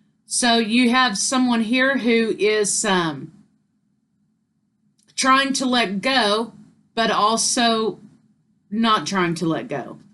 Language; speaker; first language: English; native; English